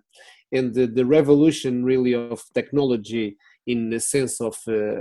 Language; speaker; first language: English; non-native, fluent; Portuguese